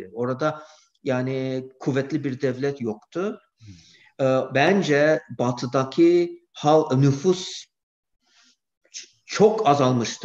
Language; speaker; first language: Turkish; non-native, fluent; English